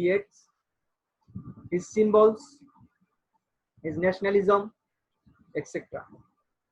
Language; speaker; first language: English; non-native, local second language; Bangla